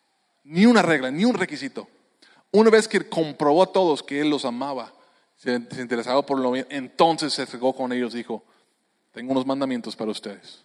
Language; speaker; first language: Spanish; native; Spanish